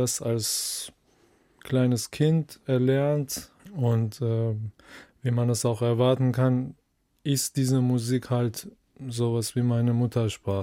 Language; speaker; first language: German; non-native, fluent; Persian